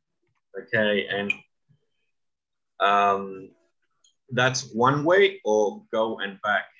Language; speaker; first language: English; non-native, fluent; Spanish